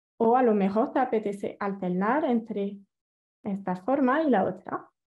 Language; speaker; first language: Spanish; non-native, fluent; French